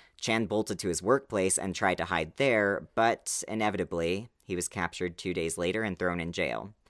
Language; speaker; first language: English; native; English